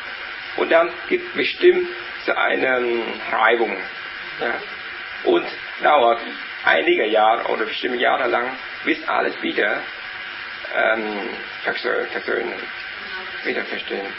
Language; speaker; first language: German; non-native, learner; Vietnamese